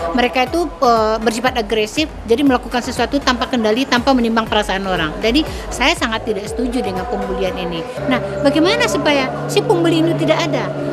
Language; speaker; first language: Indonesian; native; Indonesian